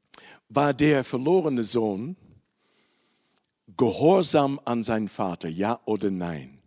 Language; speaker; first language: German; non-native, learner; Dutch